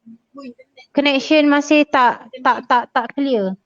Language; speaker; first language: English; non-native, local second language; Malay